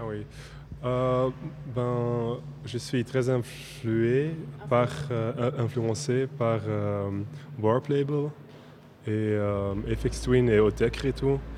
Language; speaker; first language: French; non-native, local second language; Dutch